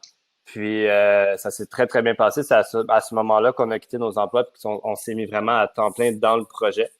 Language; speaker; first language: French; native; French